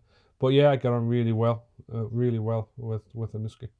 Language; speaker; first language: English; native; English